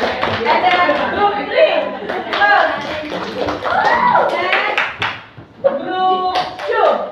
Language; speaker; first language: English; non-native, learner; Indonesian